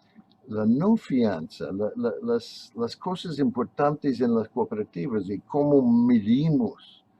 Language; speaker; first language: Spanish; non-native, fluent; English